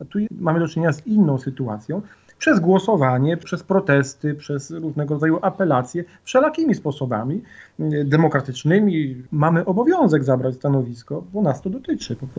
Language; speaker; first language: Polish; native; Polish